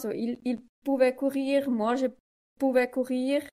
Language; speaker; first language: French; non-native, learner; Swiss German